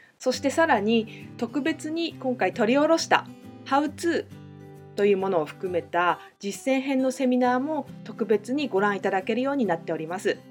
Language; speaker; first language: Japanese; native; Japanese